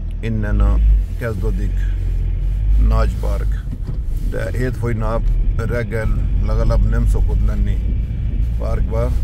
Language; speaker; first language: Hungarian; non-native, learner; Urdu